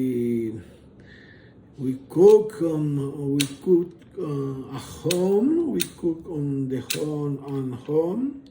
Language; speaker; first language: English; non-native, learner; Spanish